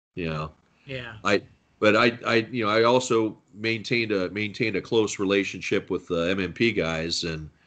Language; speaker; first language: English; native; English